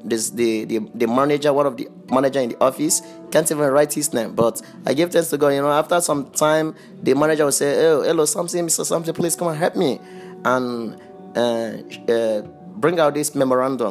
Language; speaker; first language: English; non-native, local second language; Igbo